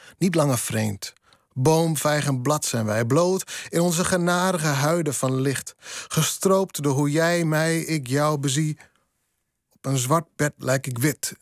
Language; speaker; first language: Dutch; non-native, local second language; Western Frisian